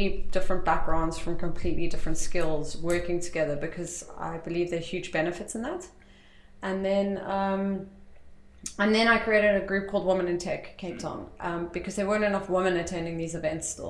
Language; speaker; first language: English; native; English